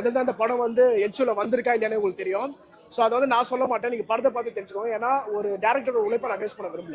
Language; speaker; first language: Tamil; native; Tamil